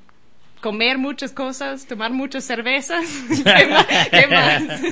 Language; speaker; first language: Spanish; non-native, learner; English